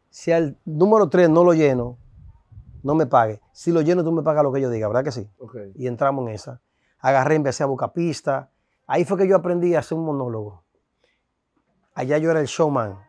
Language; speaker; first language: Spanish; native; Spanish